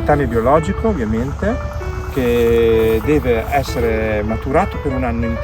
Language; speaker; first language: Italian; native; Italian